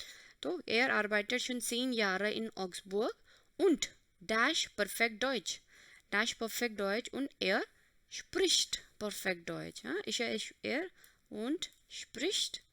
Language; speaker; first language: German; non-native, fluent; Hindi